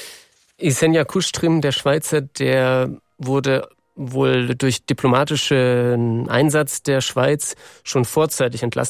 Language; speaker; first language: German; native; German